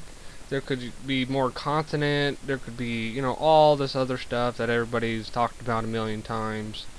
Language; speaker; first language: English; native; English